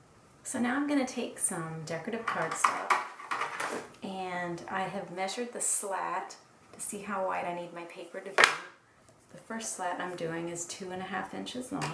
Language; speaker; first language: English; native; English